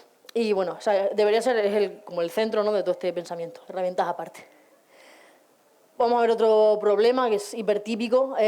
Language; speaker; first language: Spanish; native; Spanish